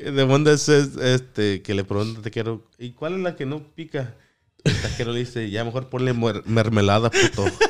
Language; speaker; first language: Spanish; early bilingual, heritage; Spanish